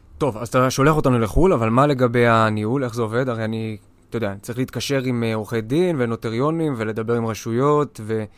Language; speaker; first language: Hebrew; native; Hebrew